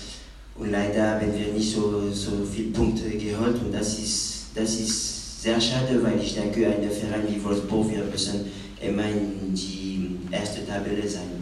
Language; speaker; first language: German; non-native, fluent; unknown